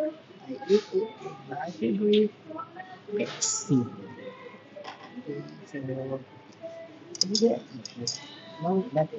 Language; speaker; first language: English; non-native, local second language; Filipino